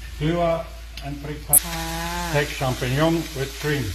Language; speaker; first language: English; non-native, learner; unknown